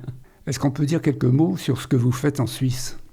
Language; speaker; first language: French; native; French